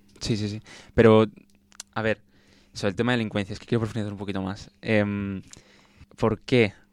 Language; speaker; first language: Spanish; early bilingual, other home language; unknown